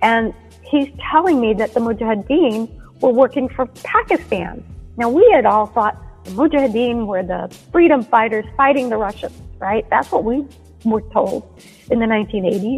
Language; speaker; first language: English; native; English